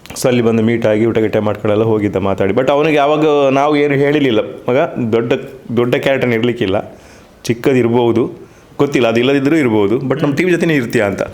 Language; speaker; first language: Kannada; non-native, local second language; Tulu